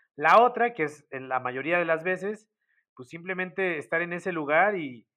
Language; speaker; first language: Spanish; native; Spanish